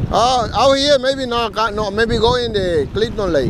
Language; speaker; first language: English; non-native, learner; Spanish